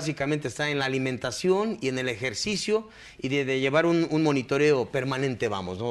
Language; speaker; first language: Spanish; native; Spanish